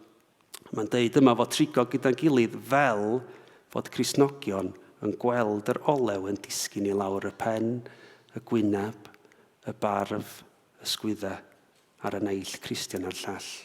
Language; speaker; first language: Welsh; native; Welsh